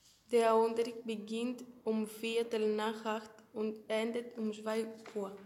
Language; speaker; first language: German; non-native, learner; Greek